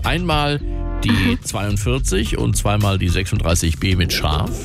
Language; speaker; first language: German; native; German